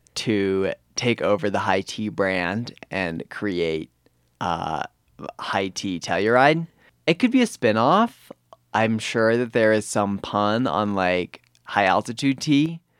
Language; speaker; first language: English; native; English